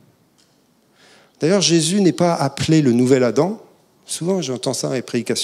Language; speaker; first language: French; native; French